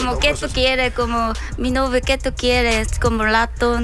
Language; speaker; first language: Spanish; non-native, learner; Korean